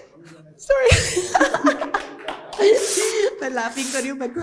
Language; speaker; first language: Hindi; non-native, learner; English